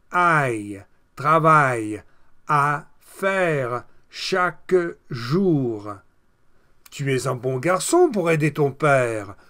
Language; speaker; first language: French; non-native, fluent; English